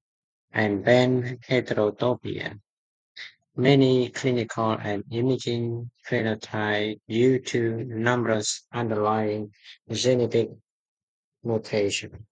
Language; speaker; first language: English; non-native, fluent; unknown